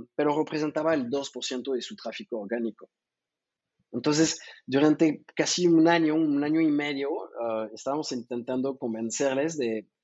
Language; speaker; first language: Spanish; non-native, fluent; French